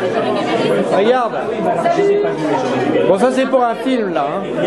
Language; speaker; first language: French; native; French